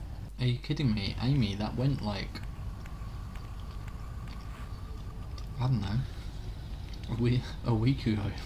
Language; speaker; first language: English; native; English